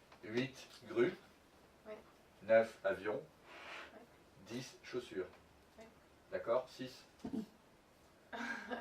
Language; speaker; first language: French; native; French